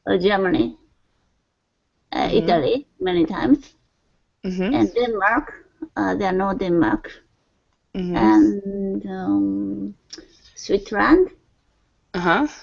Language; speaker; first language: English; non-native, learner; Japanese